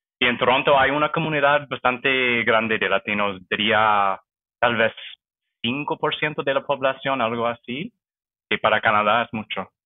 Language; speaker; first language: Spanish; non-native, fluent; English